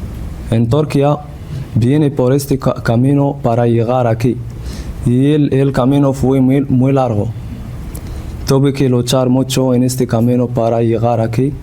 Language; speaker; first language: Spanish; non-native, learner; Central Atlas Tamazight